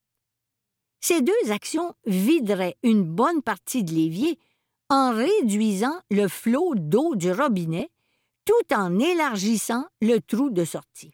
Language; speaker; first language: French; native; French